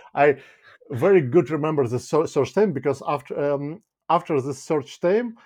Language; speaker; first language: English; non-native, fluent; Ukrainian